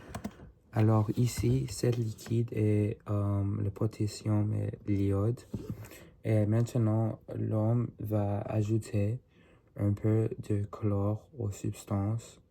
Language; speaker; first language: French; non-native, learner; English